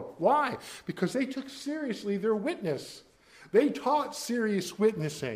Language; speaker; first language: English; native; English